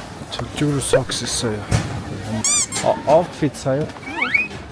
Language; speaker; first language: Korean; non-native, learner; Mongolian